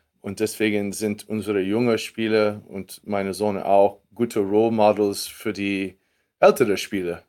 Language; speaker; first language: German; non-native, fluent; English